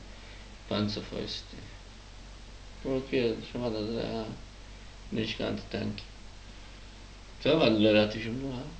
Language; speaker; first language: Hebrew; non-native, fluent; Czech